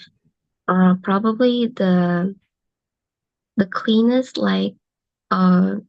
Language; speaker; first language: English; non-native, learner; Indonesian